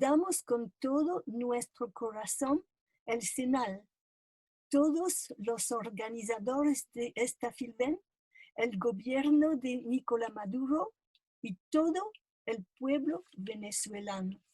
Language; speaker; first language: Spanish; non-native, fluent; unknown